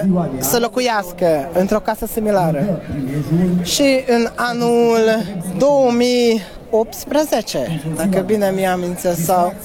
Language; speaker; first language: Romanian; non-native, local second language; Hungarian